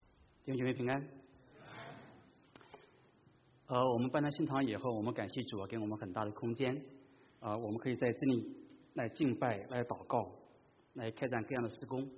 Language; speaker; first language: Chinese; native; Chinese